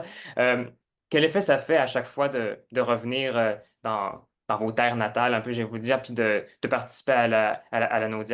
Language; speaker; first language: French; native; French